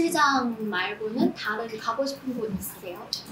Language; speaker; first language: Korean; non-native, fluent; Chinese